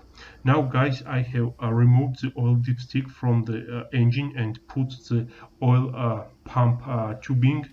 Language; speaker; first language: English; non-native, learner; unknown